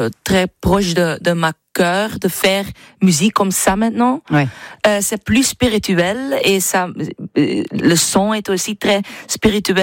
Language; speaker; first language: French; non-native, fluent; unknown